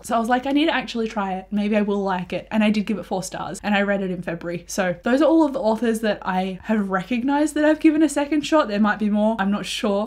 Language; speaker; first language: English; native; English